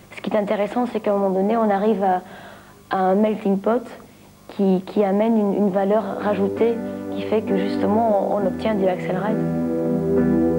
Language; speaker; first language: French; non-native, local second language; Dutch